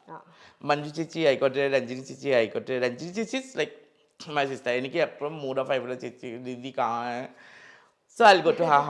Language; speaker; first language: Malayalam; non-native, fluent; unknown